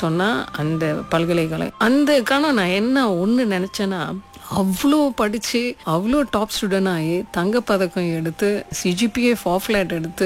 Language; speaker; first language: Tamil; early bilingual, heritage; Tamil